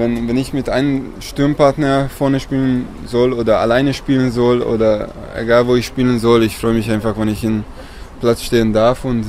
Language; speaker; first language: German; non-native, learner; Hungarian